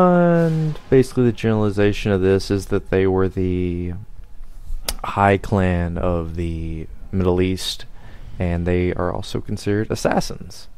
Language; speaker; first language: English; native; English